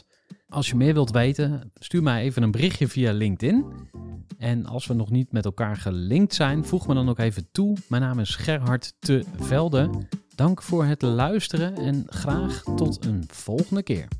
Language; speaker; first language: Dutch; native; Dutch